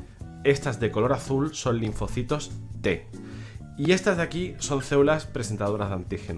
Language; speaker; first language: Spanish; native; Spanish